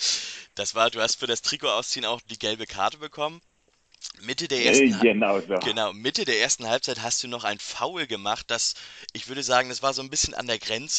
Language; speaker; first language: German; native; German